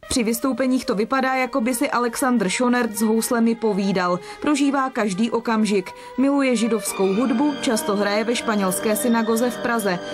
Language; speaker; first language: Czech; native; Czech